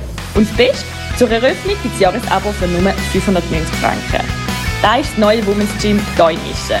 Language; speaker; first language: German; native; German